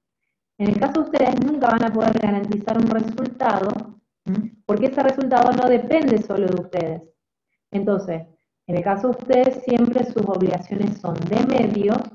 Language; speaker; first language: Spanish; native; Spanish